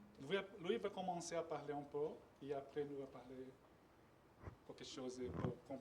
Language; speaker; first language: French; non-native, learner; Portuguese